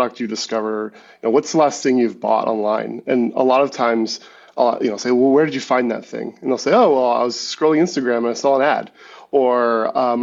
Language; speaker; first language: English; native; English